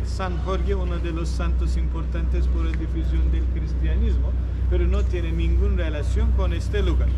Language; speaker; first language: Spanish; non-native, fluent; Turkish